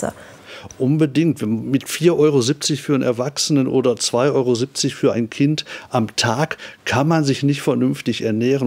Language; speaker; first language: German; native; German